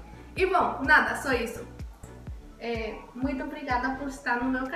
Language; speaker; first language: Portuguese; non-native, learner; Spanish